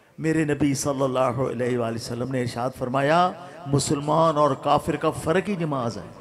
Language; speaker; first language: Urdu; non-native, local second language; Punjabi